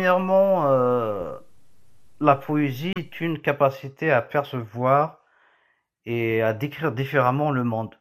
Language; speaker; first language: French; non-native, local second language; Kabyle